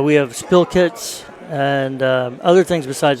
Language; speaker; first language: English; native; English